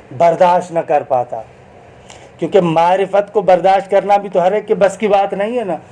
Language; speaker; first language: Urdu; non-native, local second language; Sindhi